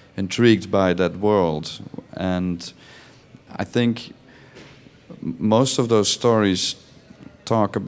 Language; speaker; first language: English; non-native, fluent; Dutch